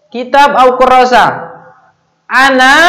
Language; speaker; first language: Arabic; non-native, fluent; Indonesian